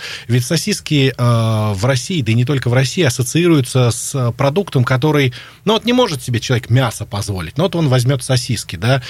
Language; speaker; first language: Russian; native; Russian